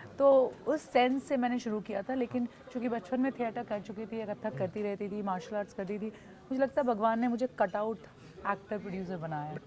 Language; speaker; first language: Hindi; non-native, local second language; Bhojpuri